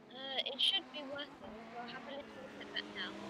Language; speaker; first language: English; native; English